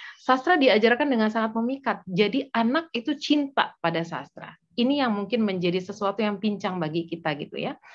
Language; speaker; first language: Indonesian; native; Indonesian